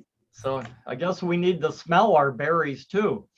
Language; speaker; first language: English; native; English